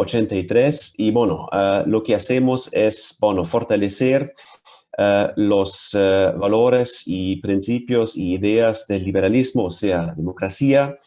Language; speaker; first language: Spanish; non-native, fluent; German